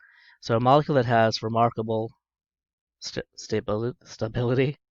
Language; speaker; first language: English; native; English